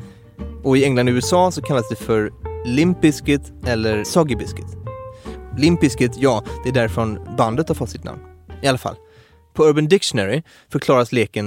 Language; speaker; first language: Swedish; native; Swedish